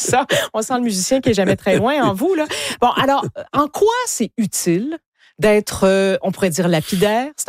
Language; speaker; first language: French; native; French